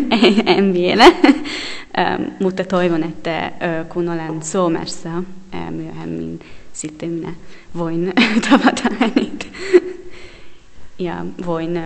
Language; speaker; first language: Finnish; non-native, learner; Hungarian